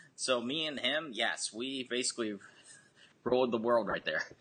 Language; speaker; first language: English; native; English